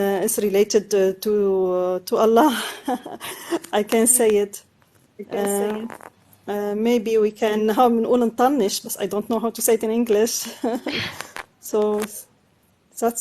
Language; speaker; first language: English; non-native, learner; Arabic